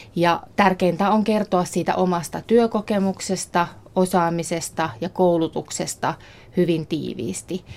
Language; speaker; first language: Finnish; native; Finnish